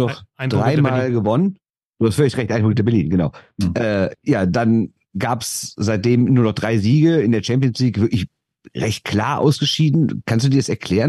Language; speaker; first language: German; native; German